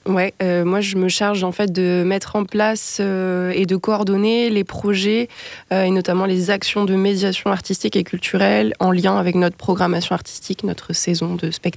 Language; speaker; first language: French; native; French